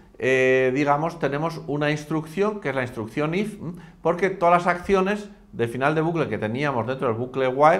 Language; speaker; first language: Spanish; native; Spanish